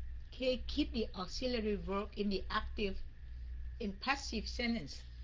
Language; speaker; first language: English; non-native, fluent; Vietnamese